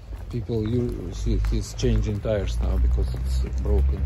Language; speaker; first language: English; non-native, fluent; Russian